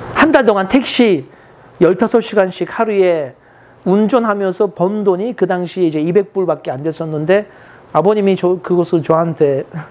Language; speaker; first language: Korean; non-native, fluent; Turkish